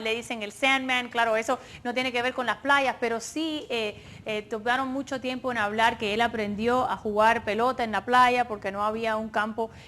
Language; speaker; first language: Spanish; early bilingual, other home language; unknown